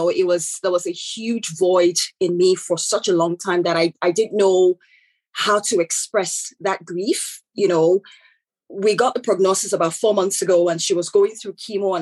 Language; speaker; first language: English; non-native, local second language; Yoruba